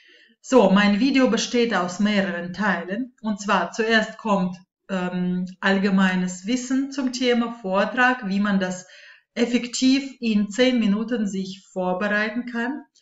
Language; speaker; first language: German; non-native, fluent; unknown